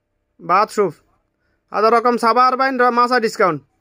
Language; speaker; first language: Arabic; non-native, learner; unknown